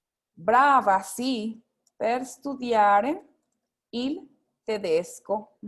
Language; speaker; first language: Italian; non-native, fluent; Spanish